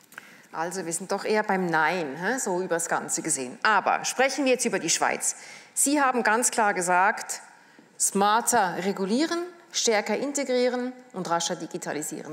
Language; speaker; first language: German; native; German